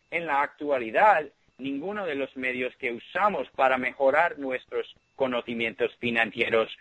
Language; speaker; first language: Spanish; early bilingual, heritage; Spanish